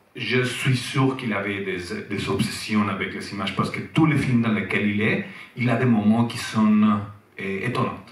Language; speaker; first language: French; non-native, fluent; Spanish